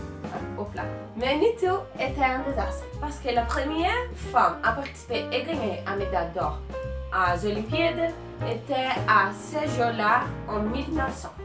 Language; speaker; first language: French; non-native, learner; Portuguese